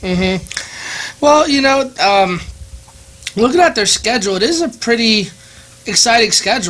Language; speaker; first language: English; native; English